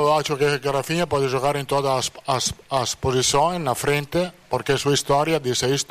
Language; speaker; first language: Portuguese; non-native, fluent; Italian